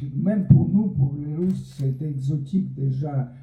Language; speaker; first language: French; non-native, fluent; Russian